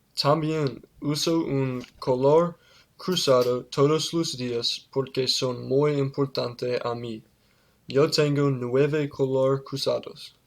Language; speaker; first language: Spanish; non-native, learner; English